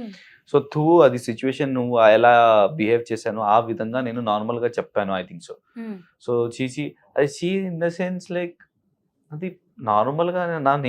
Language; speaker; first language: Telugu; non-native, learner; Hindi